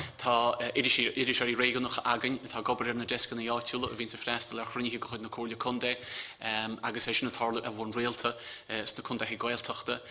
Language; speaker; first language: Irish; native; Irish